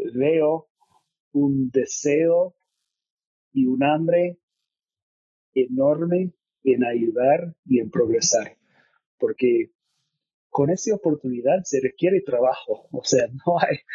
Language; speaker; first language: Spanish; non-native, fluent; English